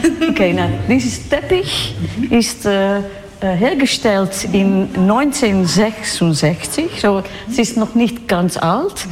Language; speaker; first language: German; non-native, learner; Dutch